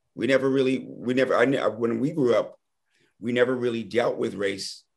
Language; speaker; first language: English; native; English